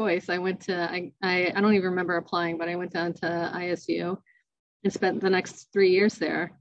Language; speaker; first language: English; native; English